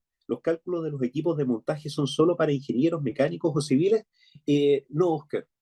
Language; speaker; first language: Spanish; native; Spanish